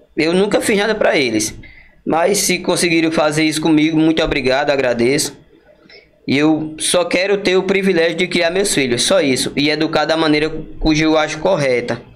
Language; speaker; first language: Portuguese; native; Portuguese